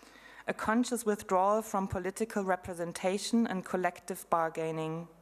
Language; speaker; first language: English; non-native, fluent; German